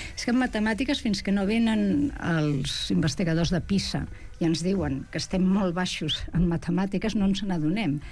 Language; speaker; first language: Catalan; native; Catalan